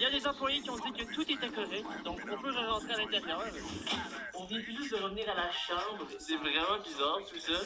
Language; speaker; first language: French; native; French